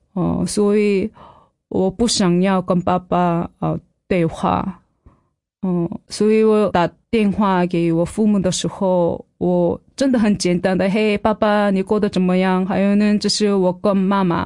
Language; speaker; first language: Chinese; non-native, fluent; Korean